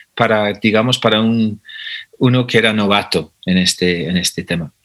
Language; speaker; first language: Spanish; non-native, fluent; English